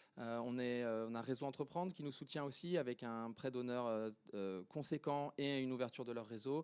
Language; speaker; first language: French; native; French